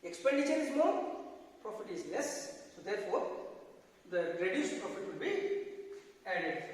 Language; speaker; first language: English; non-native, local second language; Kannada